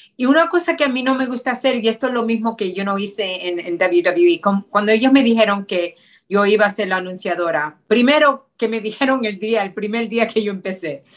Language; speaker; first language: Spanish; early bilingual, heritage; Spanish